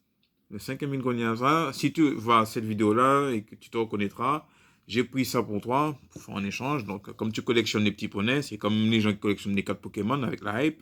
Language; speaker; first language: French; native; French